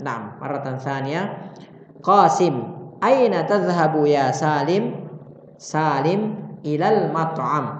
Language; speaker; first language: Arabic; non-native, fluent; Indonesian